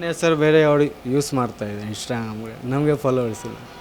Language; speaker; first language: Kannada; non-native, learner; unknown